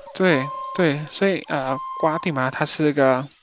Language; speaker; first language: Chinese; non-native, fluent; Spanish